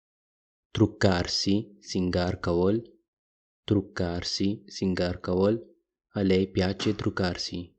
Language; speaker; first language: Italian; non-native, fluent; Pashto